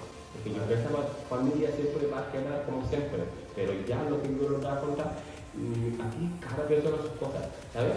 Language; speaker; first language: Spanish; non-native, learner; Fula